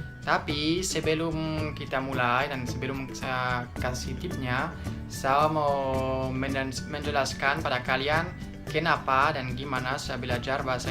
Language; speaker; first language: Indonesian; non-native, fluent; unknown